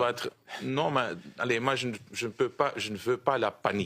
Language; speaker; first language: French; non-native, local second language; Dutch